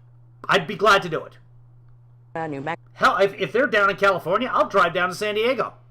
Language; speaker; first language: English; native; English